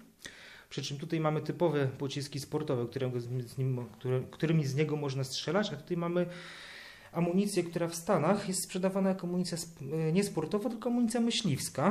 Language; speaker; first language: Polish; native; Polish